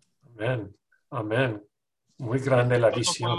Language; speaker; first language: Spanish; non-native, learner; English